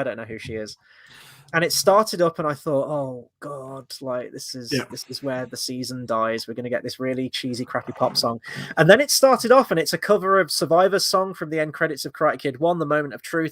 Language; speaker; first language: English; native; English